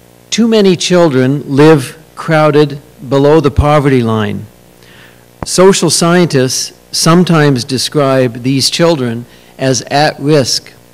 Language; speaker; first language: English; native; English